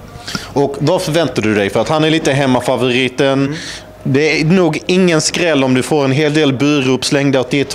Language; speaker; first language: Swedish; native; Swedish